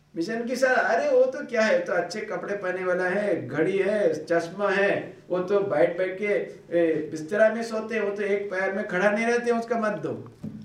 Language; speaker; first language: Hindi; non-native, local second language; Bangla